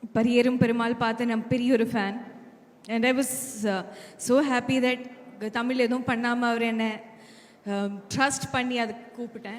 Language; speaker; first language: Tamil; non-native, fluent; Malayalam